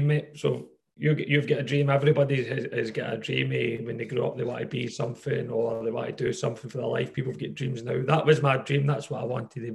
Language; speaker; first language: English; native; English